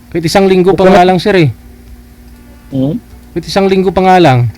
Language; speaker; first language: Filipino; native; Filipino